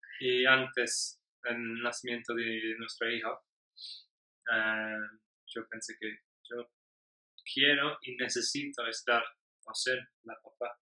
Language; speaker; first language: Spanish; non-native, learner; English